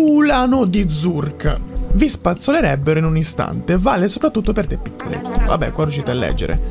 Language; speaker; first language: Italian; native; Italian